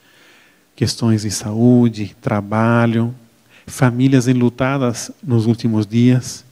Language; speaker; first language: Portuguese; native; Portuguese